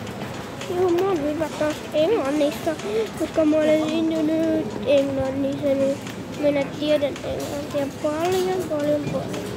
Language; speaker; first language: Finnish; early bilingual, heritage; Finnish